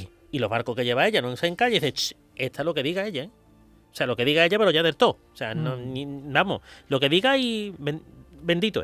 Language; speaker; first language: Spanish; native; Spanish